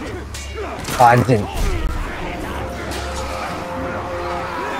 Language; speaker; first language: German; native; German